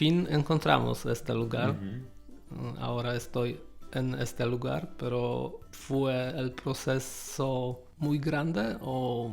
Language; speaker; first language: Spanish; non-native, learner; Polish